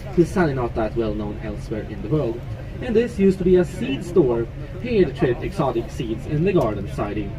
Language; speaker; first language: English; non-native, fluent; Swedish